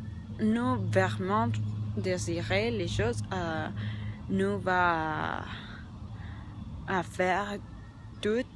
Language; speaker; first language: French; non-native, learner; Spanish